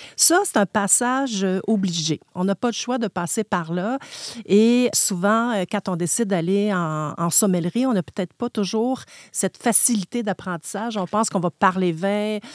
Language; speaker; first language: French; native; French